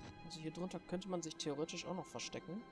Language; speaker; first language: German; native; German